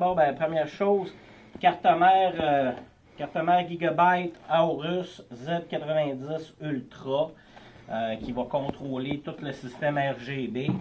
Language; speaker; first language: French; native; French